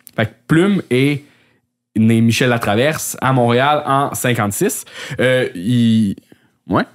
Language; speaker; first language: French; native; French